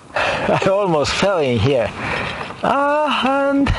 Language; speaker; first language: English; non-native, fluent; Japanese